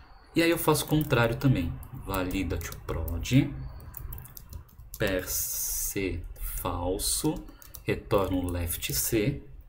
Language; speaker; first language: Portuguese; native; Portuguese